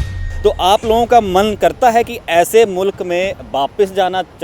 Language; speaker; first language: Hindi; native; Hindi